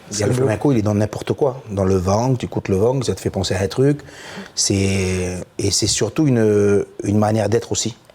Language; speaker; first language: French; native; French